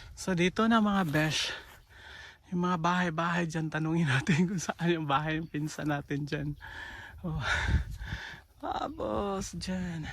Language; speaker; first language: Filipino; non-native, local second language; Cebuano